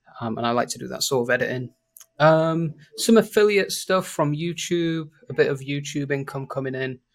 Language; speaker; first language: English; native; English